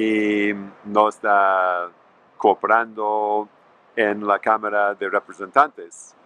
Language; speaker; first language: Spanish; non-native, fluent; English